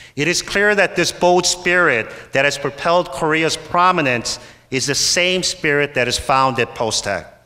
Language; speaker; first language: English; native; English